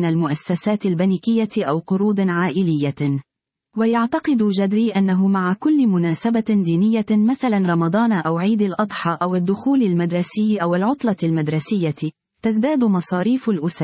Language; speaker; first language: Arabic; native; Arabic